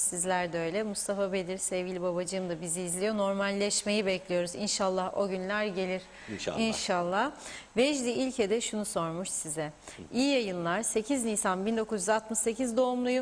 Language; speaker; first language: Turkish; native; Turkish